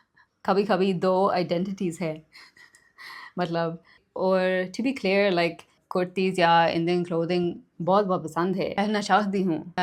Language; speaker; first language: Hindi; non-native, learner; English